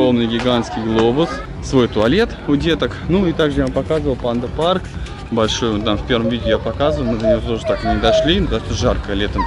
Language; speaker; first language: Russian; native; Russian